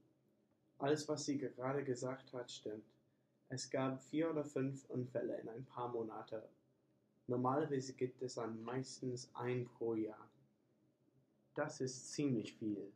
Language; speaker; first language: German; non-native, learner; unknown